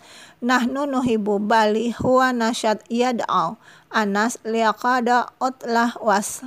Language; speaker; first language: Arabic; non-native, fluent; Indonesian